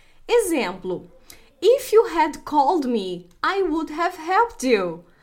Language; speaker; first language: English; non-native, fluent; Portuguese